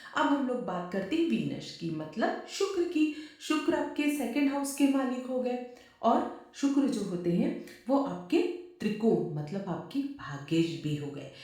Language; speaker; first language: Hindi; native; Hindi